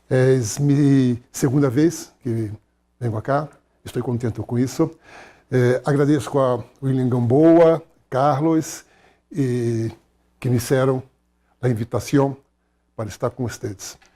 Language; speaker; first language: Spanish; non-native, fluent; Portuguese